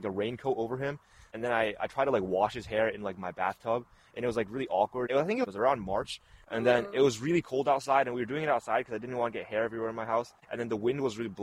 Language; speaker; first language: English; early bilingual, other home language; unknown